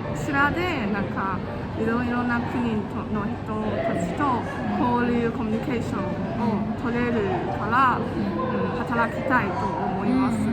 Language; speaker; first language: Japanese; non-native, fluent; Chinese